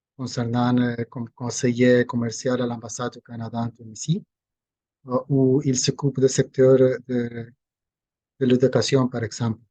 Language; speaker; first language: French; non-native, fluent; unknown